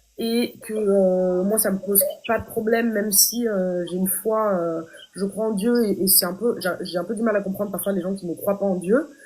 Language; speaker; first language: French; native; French